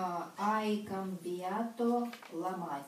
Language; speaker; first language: Italian; non-native, learner; Russian